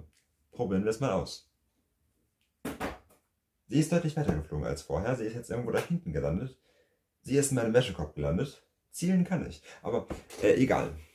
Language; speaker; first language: German; native; German